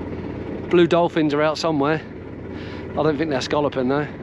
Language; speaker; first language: English; native; English